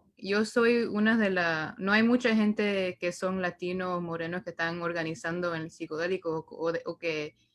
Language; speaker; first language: Spanish; early bilingual, heritage; Spanish